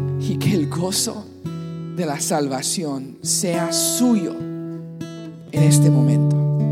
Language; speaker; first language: Spanish; native; Spanish